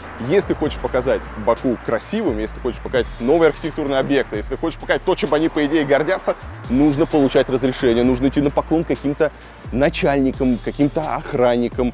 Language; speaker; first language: Russian; native; Russian